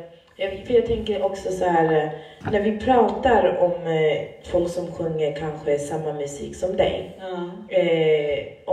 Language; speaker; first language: Swedish; native; Swedish